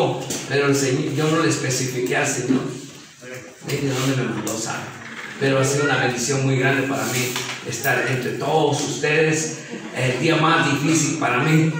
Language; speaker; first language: Spanish; native; Spanish